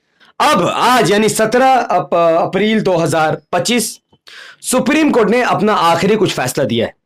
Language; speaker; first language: Hindi; native; Hindi